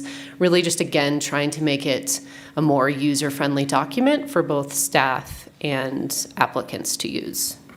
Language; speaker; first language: English; native; English